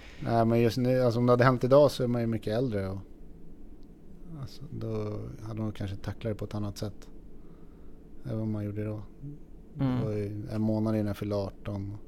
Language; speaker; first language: Swedish; native; Swedish